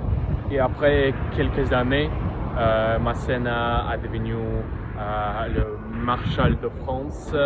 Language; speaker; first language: French; non-native, learner; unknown